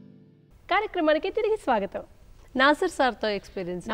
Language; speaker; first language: Telugu; native; Telugu